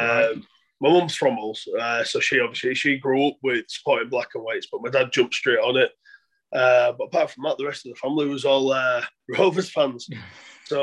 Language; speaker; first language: English; native; English